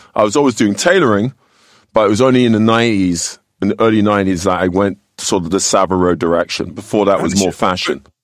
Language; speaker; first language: English; native; English